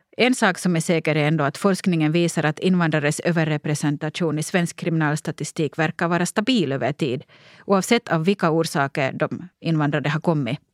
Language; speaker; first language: Swedish; native; Swedish